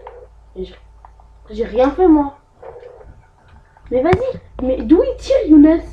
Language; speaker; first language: French; native; French